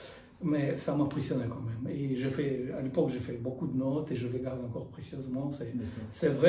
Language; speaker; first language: French; non-native, fluent; Russian